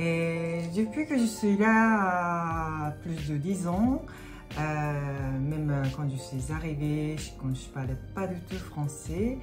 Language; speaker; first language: French; non-native, fluent; Japanese